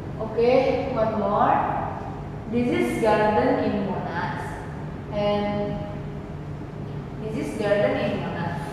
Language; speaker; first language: English; non-native, learner; Indonesian